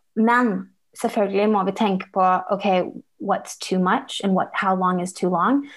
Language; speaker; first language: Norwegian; early bilingual, heritage; English